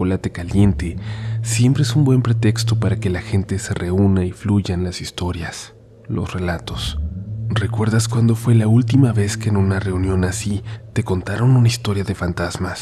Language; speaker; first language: Spanish; native; Spanish